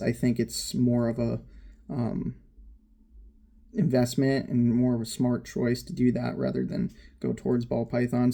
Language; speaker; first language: English; native; English